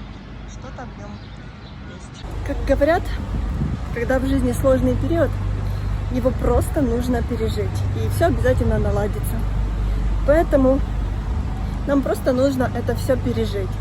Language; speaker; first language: Russian; native; Russian